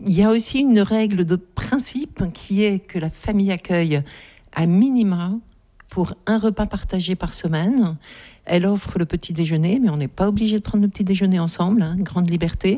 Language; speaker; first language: French; native; French